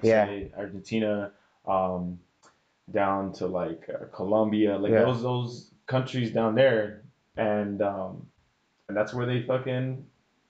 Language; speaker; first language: English; early bilingual, other home language; Spanish